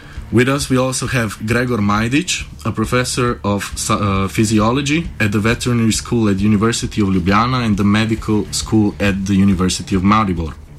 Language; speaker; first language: English; non-native, fluent; Slovenian